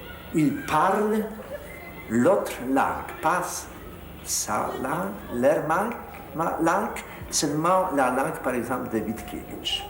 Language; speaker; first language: French; non-native, fluent; Polish